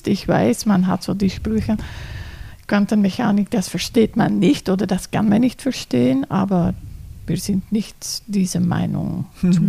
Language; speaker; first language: German; non-native, fluent; Dutch